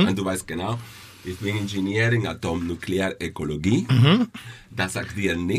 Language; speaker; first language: German; non-native, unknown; Spanish